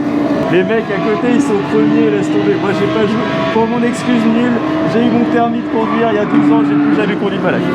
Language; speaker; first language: French; native; French